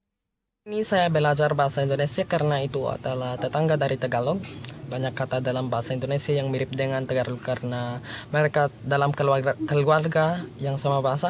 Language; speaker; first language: Indonesian; non-native, learner; Filipino